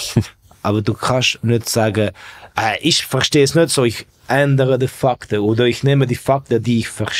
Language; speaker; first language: German; non-native, fluent; Estonian